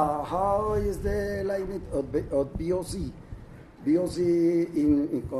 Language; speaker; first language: English; non-native, learner; Spanish